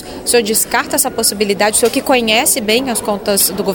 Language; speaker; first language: Portuguese; native; Portuguese